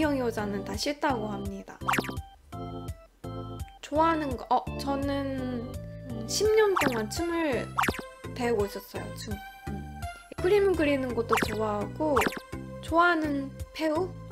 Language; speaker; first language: Korean; non-native, fluent; Japanese